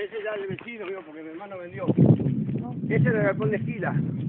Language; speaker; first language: Spanish; native; Spanish